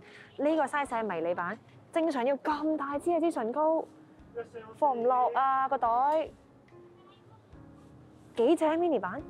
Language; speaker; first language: Cantonese; native; Cantonese